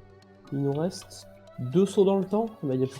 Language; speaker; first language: French; native; French